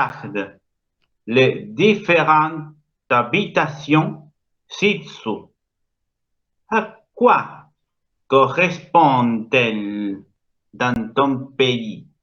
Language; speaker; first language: French; non-native, fluent; Spanish